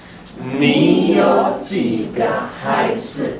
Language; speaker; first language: Chinese; non-native, learner; English